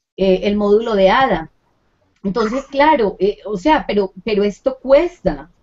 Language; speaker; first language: Spanish; native; Spanish